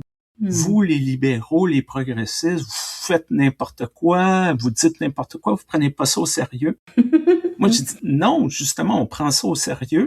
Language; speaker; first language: French; native; French